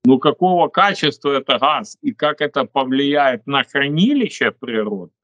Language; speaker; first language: Russian; non-native, local second language; Ukrainian